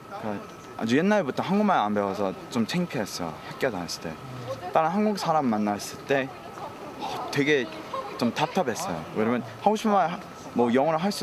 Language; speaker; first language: Korean; non-native, learner; English